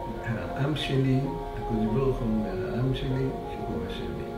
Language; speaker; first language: Hebrew; non-native, fluent; Russian